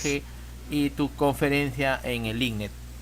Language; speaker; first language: Spanish; native; Spanish